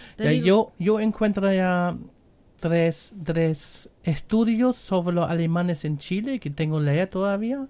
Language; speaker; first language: Spanish; non-native, fluent; German